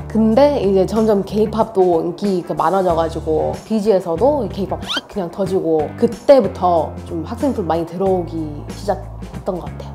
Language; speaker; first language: Korean; non-native, fluent; Hindi